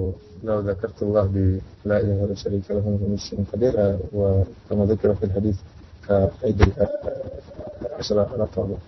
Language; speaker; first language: Arabic; non-native, learner; Indonesian